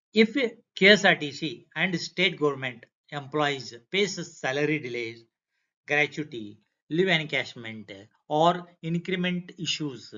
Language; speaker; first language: English; non-native, local second language; Kannada